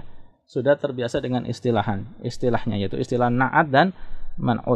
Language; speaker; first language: Indonesian; native; Indonesian